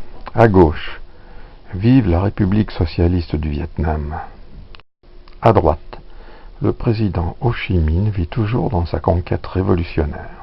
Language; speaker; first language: French; native; French